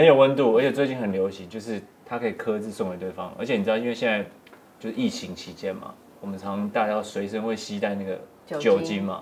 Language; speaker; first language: Chinese; native; Chinese